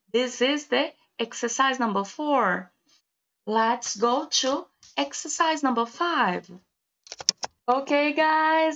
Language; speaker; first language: English; non-native, learner; Portuguese